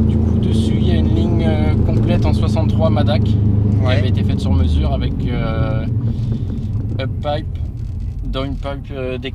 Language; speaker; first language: French; native; French